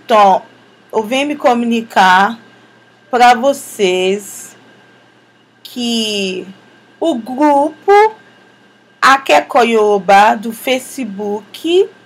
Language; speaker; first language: Portuguese; non-native, fluent; Yoruba